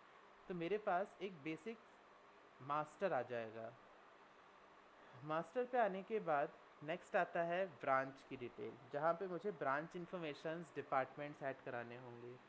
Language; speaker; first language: Hindi; native; Hindi